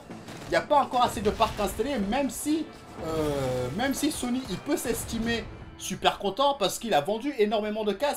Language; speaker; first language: French; native; French